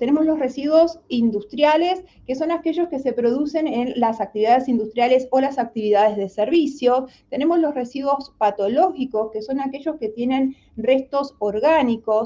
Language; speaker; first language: Spanish; native; Spanish